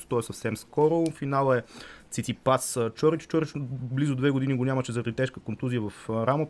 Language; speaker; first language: Bulgarian; native; Bulgarian